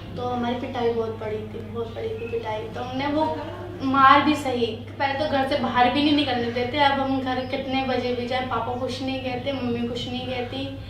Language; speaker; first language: Hindi; native; Hindi